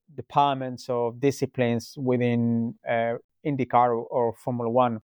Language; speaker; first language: English; non-native, fluent; Spanish